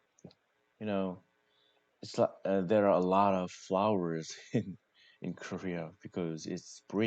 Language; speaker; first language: English; non-native, learner; Korean